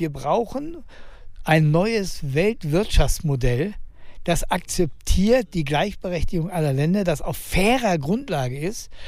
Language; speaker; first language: German; native; German